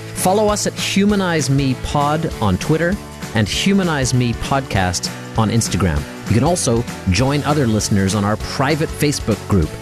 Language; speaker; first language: English; native; English